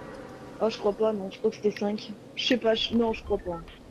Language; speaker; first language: French; native; French